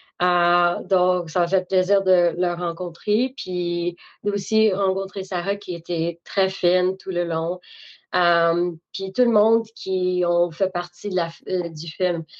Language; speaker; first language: French; native; French